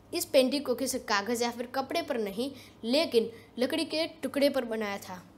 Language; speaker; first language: Hindi; non-native, local second language; Gujarati